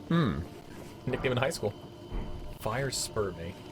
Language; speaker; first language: English; native; English